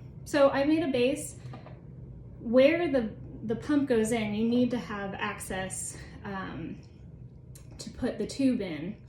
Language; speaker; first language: English; native; English